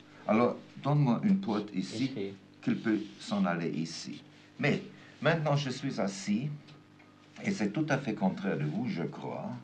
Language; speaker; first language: French; non-native, fluent; German